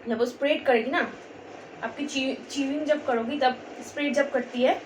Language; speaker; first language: Hindi; non-native, local second language; Bangla